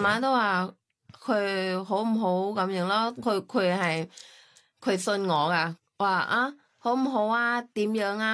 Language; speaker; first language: Cantonese; non-native, learner; Thai